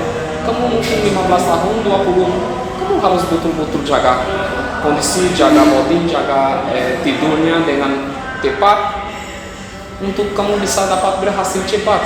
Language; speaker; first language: Indonesian; non-native, fluent; Portuguese